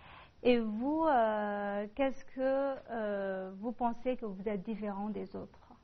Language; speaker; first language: French; non-native, fluent; Chinese